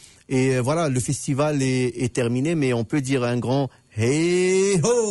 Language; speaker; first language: French; native; French